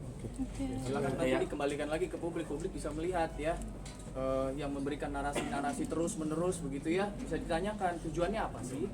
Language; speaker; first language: Indonesian; native; Indonesian